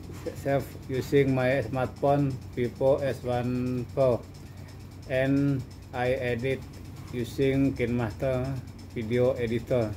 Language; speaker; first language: English; non-native, learner; Indonesian